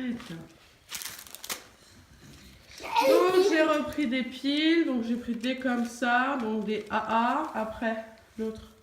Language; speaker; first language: French; native; French